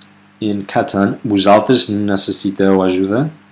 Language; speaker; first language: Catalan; non-native, learner; English